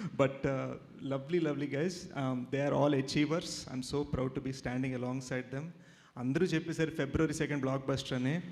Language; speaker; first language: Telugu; early bilingual, heritage; Telugu